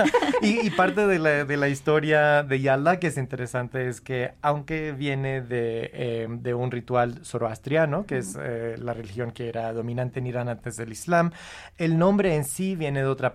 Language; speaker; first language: Spanish; non-native, fluent; English